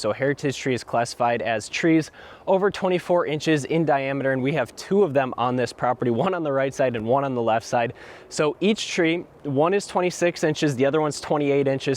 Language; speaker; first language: English; native; English